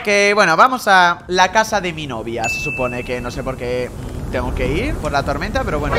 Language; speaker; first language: Spanish; native; Spanish